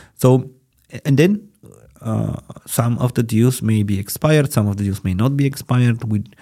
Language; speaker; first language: English; non-native, fluent; Bulgarian